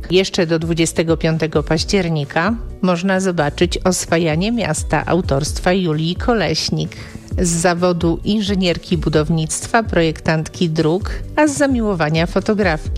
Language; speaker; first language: Polish; native; Polish